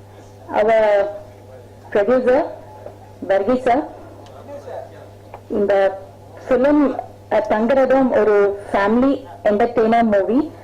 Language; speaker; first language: Tamil; non-native, fluent; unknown